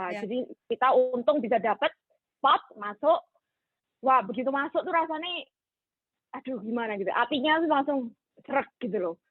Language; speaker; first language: Indonesian; native; Indonesian